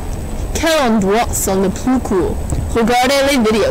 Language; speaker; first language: French; non-native, learner; English